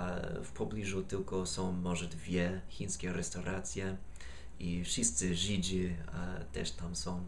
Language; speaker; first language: Polish; non-native, fluent; English